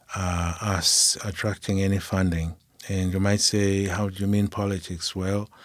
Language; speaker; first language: English; non-native, local second language; Shona